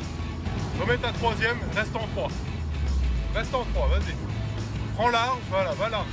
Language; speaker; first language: French; native; French